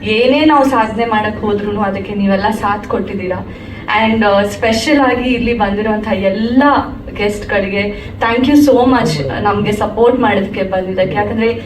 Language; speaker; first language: Kannada; non-native, local second language; Tulu